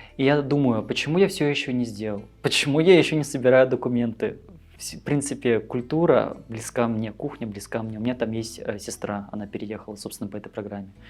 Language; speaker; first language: Russian; native; Russian